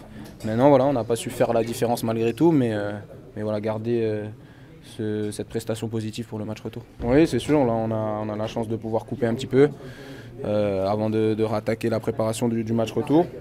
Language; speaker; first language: French; native; French